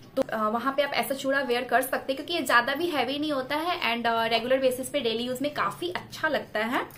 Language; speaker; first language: Hindi; native; Hindi